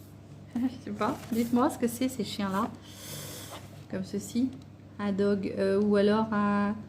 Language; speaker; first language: French; native; French